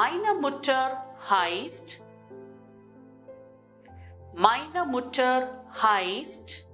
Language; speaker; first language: German; non-native, learner; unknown